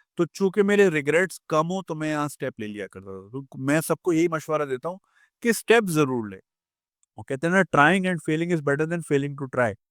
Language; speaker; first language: Urdu; native; Urdu